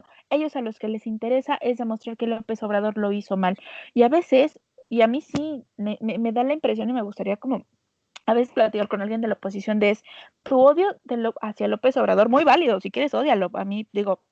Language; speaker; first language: Spanish; native; Spanish